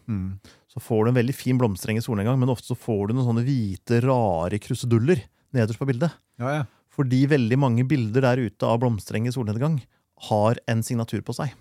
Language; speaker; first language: Norwegian; native; Norwegian